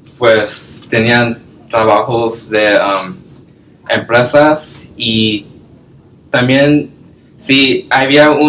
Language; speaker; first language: Spanish; non-native, learner; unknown